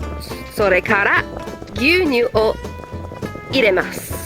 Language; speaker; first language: Japanese; non-native, learner; English